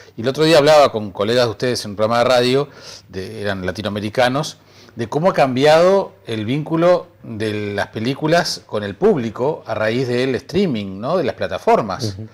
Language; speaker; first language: Spanish; native; Spanish